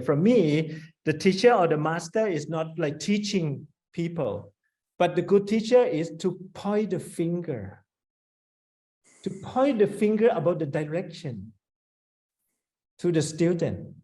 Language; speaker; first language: English; non-native, fluent; Thai